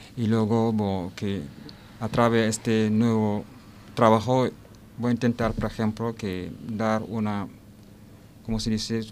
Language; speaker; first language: Spanish; non-native, learner; Wolof